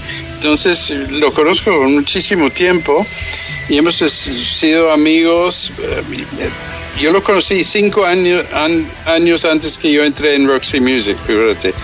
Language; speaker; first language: Spanish; early bilingual, heritage; English